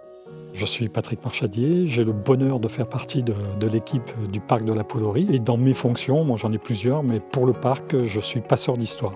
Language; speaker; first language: French; native; French